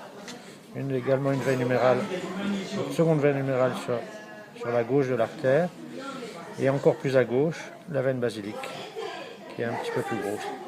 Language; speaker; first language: French; native; French